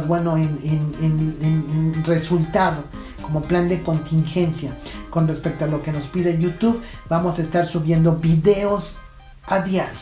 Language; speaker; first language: Spanish; native; Spanish